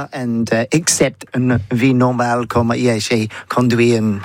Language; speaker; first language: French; non-native, learner; English